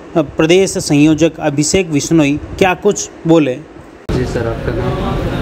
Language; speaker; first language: Hindi; native; Hindi